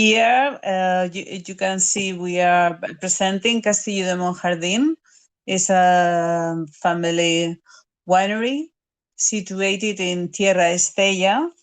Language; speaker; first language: English; non-native, fluent; Spanish